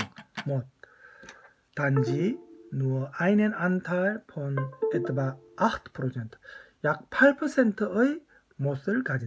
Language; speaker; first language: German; non-native, fluent; Korean